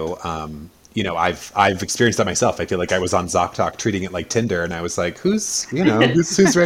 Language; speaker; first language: English; native; English